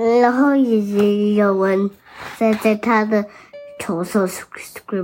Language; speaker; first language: Chinese; early bilingual, heritage; Chinese